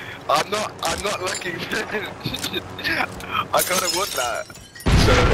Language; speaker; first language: English; native; English